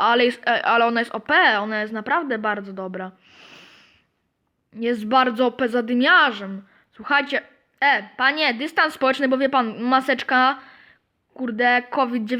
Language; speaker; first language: Polish; native; Polish